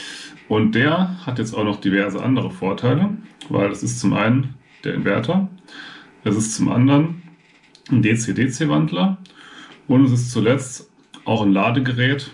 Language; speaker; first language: German; native; German